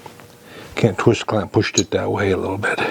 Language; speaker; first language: English; native; English